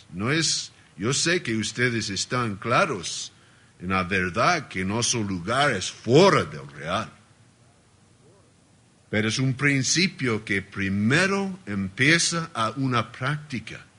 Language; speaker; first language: Spanish; non-native, learner; Portuguese